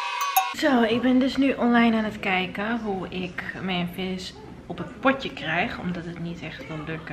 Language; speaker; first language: Dutch; native; Dutch